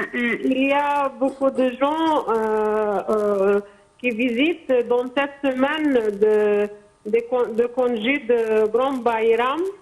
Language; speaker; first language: French; non-native, fluent; Arabic